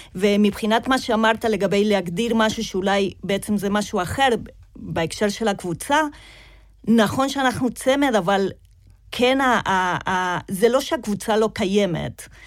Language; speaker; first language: Hebrew; non-native, fluent; Spanish